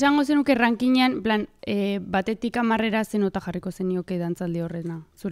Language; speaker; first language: Basque; native; Basque